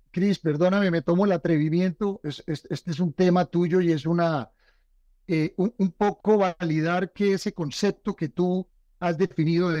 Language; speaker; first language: Spanish; native; Spanish